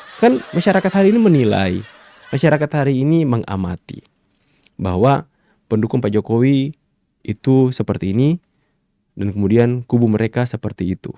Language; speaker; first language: Indonesian; native; Indonesian